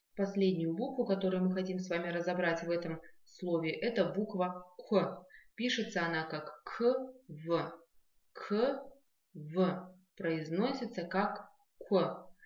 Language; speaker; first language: Russian; non-native, local second language; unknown